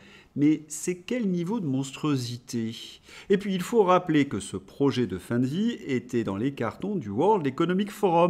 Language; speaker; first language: French; native; French